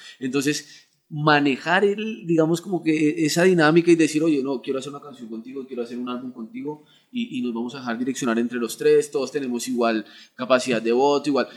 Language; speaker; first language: Spanish; native; Spanish